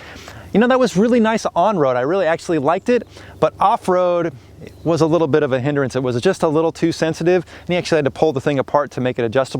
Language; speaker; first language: English; native; English